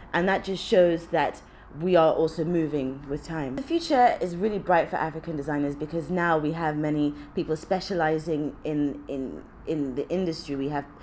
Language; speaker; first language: English; early bilingual, other home language; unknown